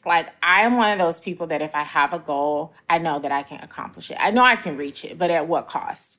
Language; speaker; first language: English; native; English